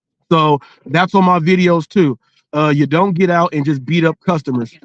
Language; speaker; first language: English; native; English